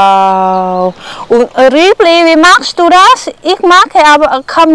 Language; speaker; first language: German; non-native, learner; Vietnamese